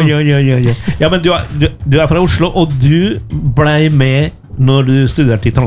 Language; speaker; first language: Norwegian; non-native, fluent; Spanish